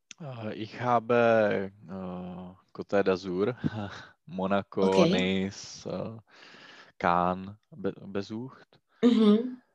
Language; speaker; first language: German; non-native, learner; Czech